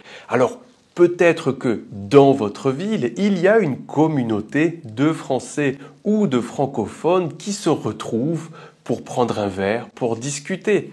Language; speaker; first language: French; native; French